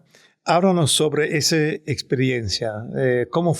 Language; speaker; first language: Spanish; non-native, fluent; Danish